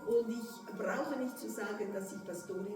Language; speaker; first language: German; non-native, fluent; Portuguese